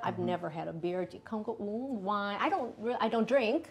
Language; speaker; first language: English; early bilingual, other home language; Vietnamese